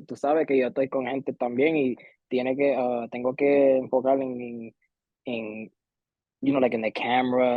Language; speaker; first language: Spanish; early bilingual, heritage; Spanish